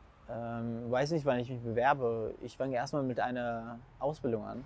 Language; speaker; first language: German; non-native, fluent; Arabic